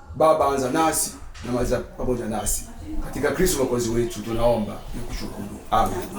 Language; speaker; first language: Swahili; native; Swahili